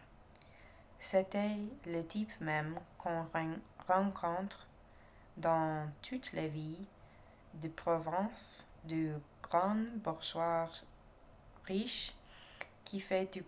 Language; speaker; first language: French; non-native, learner; English